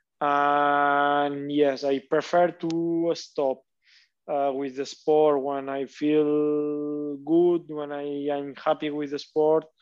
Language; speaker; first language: English; non-native, learner; Catalan